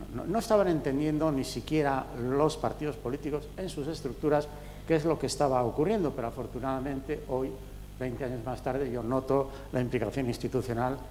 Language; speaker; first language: Spanish; native; Spanish